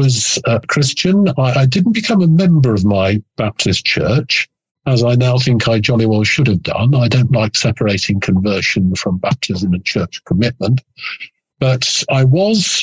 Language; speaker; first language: English; native; English